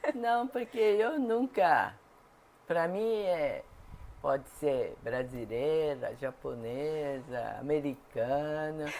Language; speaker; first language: Portuguese; non-native, fluent; Japanese